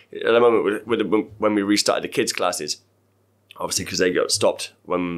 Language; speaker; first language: English; native; English